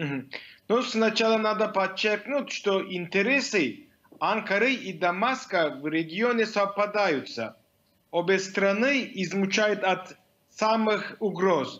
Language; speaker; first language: Russian; non-native, fluent; Turkish